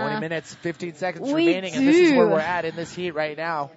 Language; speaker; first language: English; native; English